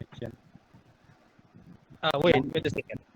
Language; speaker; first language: English; non-native, learner; Indonesian